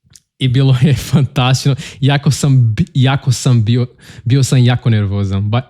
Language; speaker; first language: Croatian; non-native, learner; Portuguese